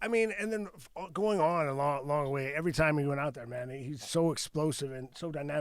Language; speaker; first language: English; native; English